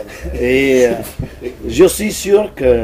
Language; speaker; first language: French; non-native, fluent; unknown